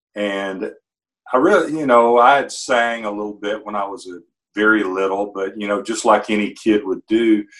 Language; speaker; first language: English; native; English